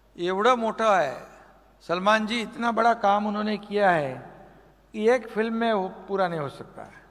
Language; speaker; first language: Hindi; non-native, local second language; Marathi